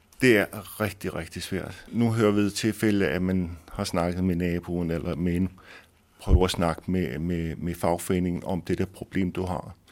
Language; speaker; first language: Danish; native; Danish